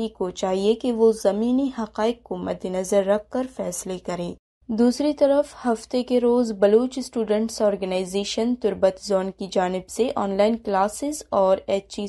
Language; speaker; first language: Urdu; non-native, local second language; Baluchi